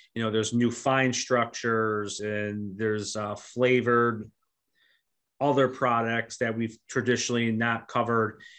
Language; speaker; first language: English; native; English